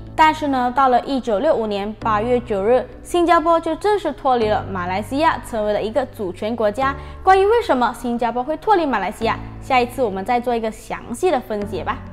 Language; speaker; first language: Chinese; native; Chinese